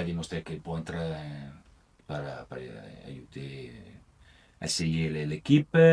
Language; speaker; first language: French; non-native, learner; Italian